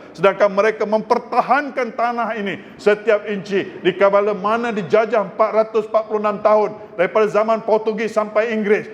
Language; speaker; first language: Malay; native; Malay